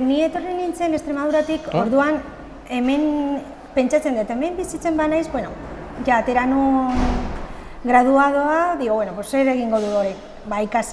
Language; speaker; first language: Basque; non-native, local second language; Spanish